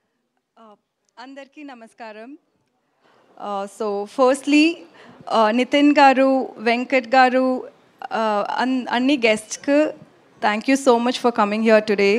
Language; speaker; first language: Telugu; non-native, learner; Tamil